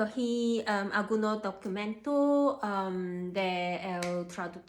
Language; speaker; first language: Spanish; non-native, learner; Cantonese